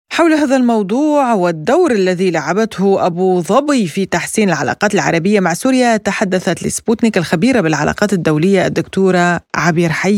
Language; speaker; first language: Arabic; native; Arabic